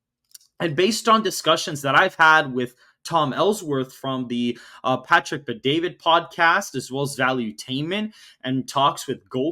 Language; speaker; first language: English; native; English